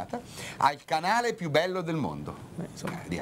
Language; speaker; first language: Italian; native; Italian